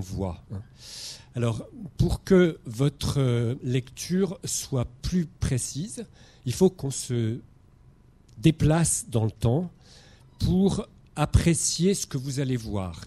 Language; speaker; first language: French; native; French